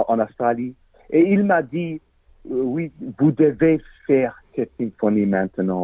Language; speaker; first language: French; non-native, learner; English